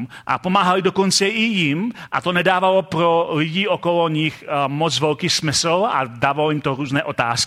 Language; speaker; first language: Czech; native; Czech